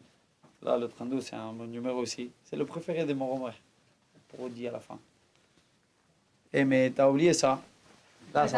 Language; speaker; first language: French; non-native, learner; Spanish